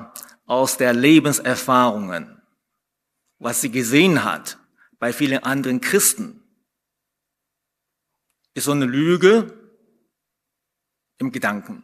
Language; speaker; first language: German; non-native, fluent; Chinese